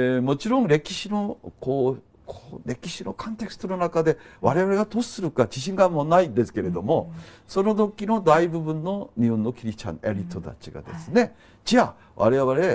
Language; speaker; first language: Japanese; non-native, fluent; Korean